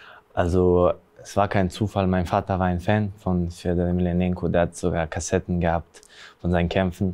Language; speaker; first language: German; early bilingual, other home language; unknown